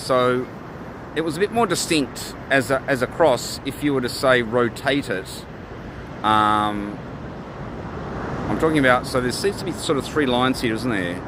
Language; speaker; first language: English; native; English